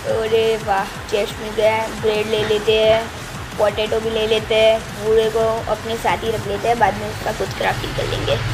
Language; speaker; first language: Hindi; non-native, local second language; Gujarati